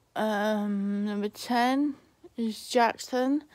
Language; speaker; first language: English; native; English